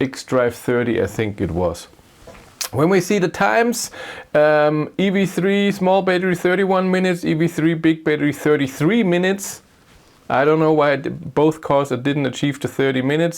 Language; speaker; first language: English; non-native, fluent; German